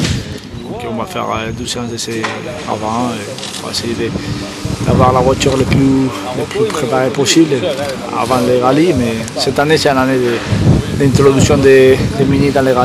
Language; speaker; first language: French; non-native, fluent; Spanish